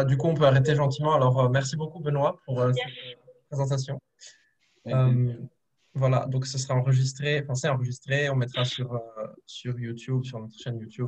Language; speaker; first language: French; native; French